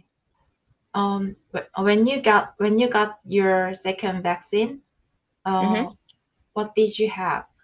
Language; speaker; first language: English; non-native, learner; Korean